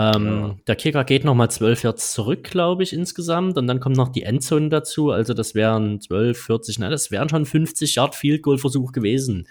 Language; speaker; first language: German; native; German